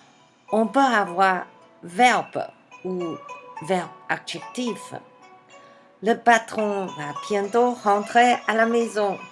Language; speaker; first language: French; non-native, fluent; Chinese